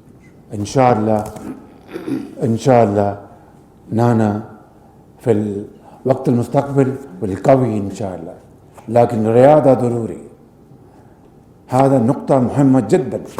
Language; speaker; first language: Arabic; non-native, learner; Urdu